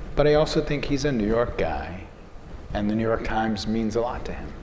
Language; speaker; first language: English; native; English